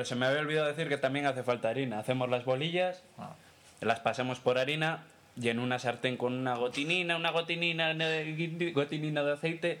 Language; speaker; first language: Spanish; native; Spanish